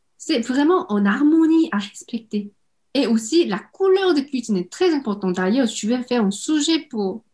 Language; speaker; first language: French; non-native, fluent; Korean